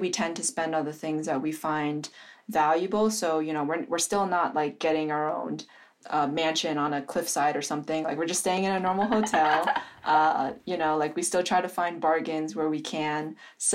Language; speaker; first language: English; native; English